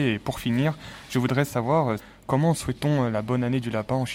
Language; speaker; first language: French; native; French